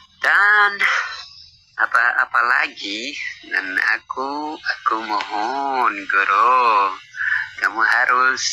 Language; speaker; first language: Indonesian; non-native, learner; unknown